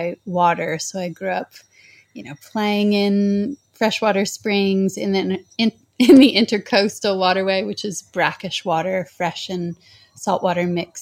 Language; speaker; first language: English; native; English